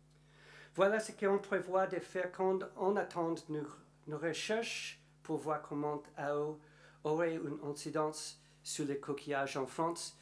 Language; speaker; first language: French; non-native, learner; English